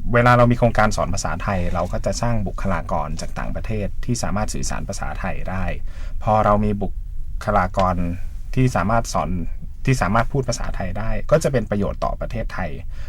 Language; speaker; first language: Thai; native; Thai